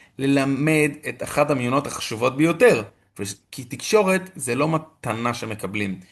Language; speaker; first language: Hebrew; non-native, fluent; English